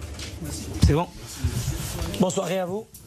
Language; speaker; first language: French; non-native, fluent; Portuguese